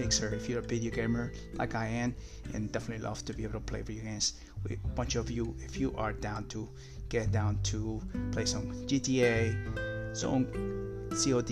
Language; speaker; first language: English; non-native, fluent; Spanish